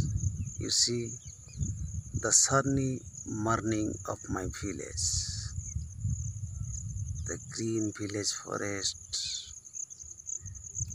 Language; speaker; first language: English; non-native, learner; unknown